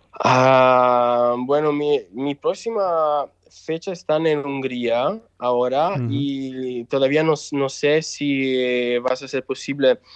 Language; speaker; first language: Spanish; non-native, local second language; Italian